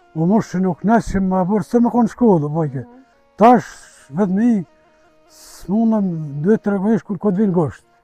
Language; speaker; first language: Albanian; native; Albanian